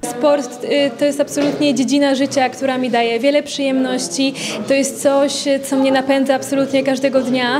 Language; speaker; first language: Polish; native; Polish